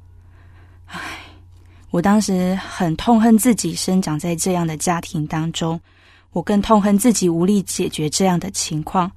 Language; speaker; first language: Chinese; native; Chinese